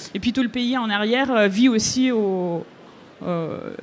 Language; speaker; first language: French; non-native, fluent; Ukrainian